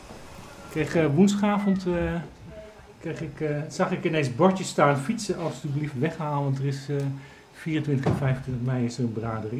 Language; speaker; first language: Dutch; native; Dutch